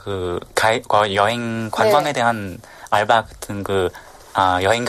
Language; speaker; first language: Korean; non-native, learner; Vietnamese